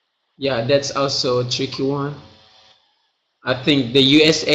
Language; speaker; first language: English; non-native, learner; Indonesian